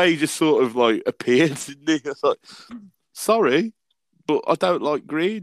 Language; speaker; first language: English; native; English